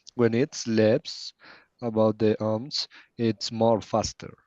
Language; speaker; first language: English; non-native, learner; Spanish